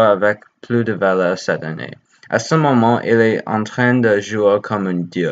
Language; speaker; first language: French; non-native, learner; English